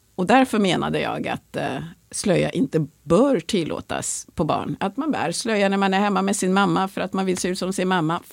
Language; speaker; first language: Swedish; early bilingual, other home language; Swahili